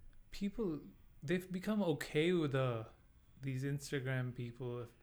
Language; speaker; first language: English; non-native, local second language; Punjabi